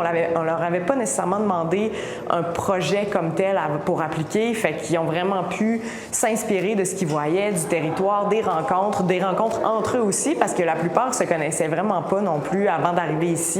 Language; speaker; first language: French; native; French